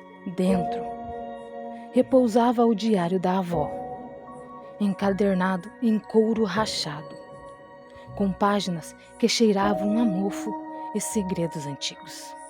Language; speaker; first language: Portuguese; native; Portuguese